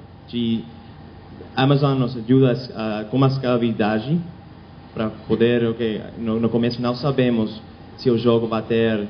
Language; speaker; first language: Portuguese; non-native, fluent; Spanish